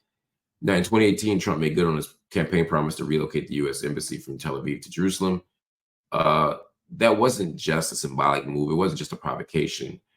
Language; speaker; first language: English; native; English